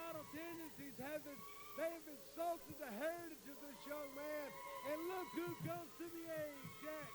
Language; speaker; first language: English; native; English